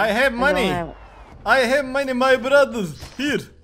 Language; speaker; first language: English; non-native, learner; Turkish